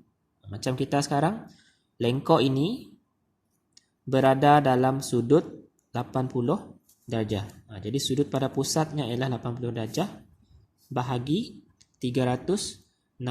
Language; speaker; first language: Malay; native; Malay